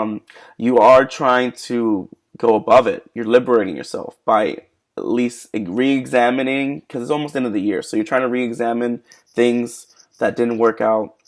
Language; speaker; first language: English; native; English